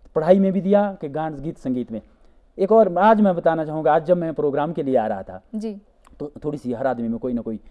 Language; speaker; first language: Hindi; native; Hindi